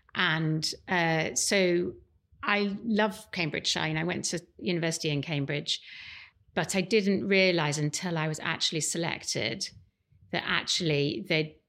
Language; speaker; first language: English; native; English